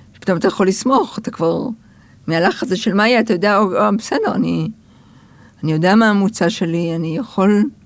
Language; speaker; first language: Hebrew; early bilingual, other home language; English